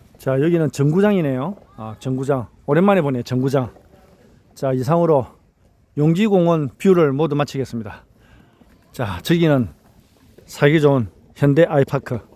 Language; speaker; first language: Korean; native; Korean